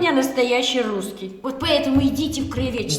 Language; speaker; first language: Russian; native; Russian